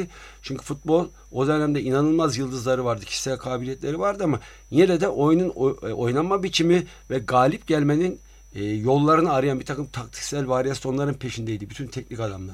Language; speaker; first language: Turkish; native; Turkish